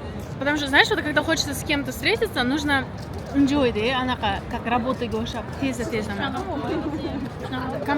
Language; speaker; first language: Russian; non-native, local second language; Uzbek